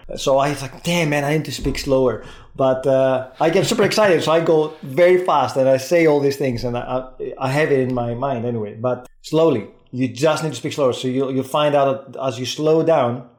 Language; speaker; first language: English; non-native, fluent; Greek